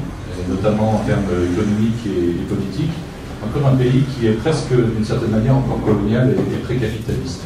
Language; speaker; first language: French; native; French